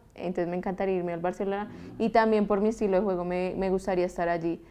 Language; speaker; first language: Spanish; native; Spanish